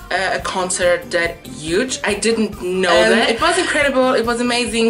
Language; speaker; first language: English; non-native, fluent; Portuguese